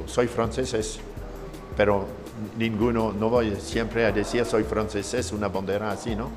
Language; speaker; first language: Spanish; non-native, fluent; French